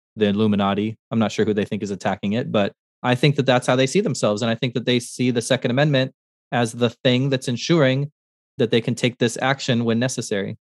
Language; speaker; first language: English; native; English